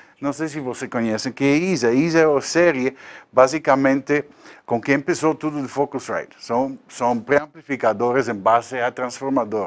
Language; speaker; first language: Portuguese; non-native, learner; Spanish